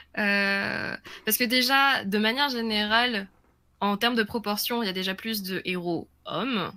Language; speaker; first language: French; early bilingual, other home language; Vietnamese